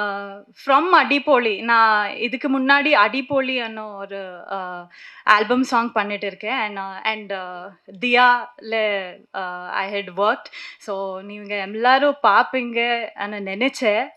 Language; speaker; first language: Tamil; non-native, learner; Kannada